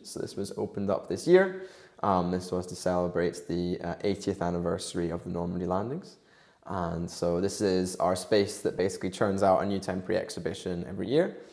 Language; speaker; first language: English; native; English